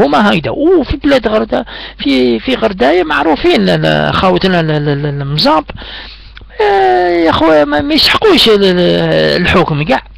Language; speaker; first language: Arabic; native; Arabic